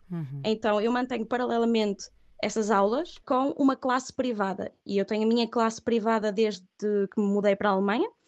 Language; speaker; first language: Portuguese; early bilingual, other home language; Catalan